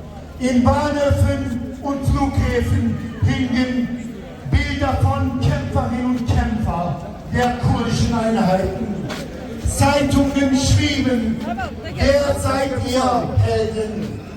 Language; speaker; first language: German; non-native, fluent; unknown